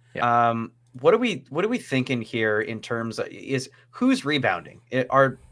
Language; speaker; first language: English; native; English